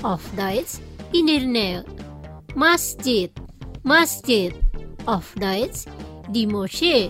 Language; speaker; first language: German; non-native, fluent; Indonesian